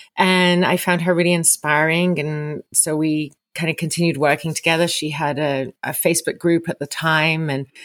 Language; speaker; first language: English; native; English